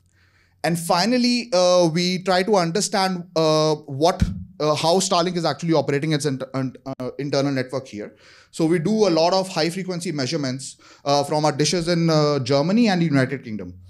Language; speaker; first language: English; non-native, fluent; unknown